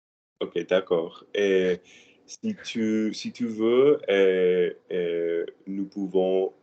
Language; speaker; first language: French; non-native, learner; Spanish